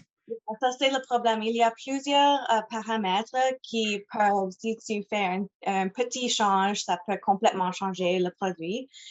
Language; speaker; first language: French; non-native, local second language; English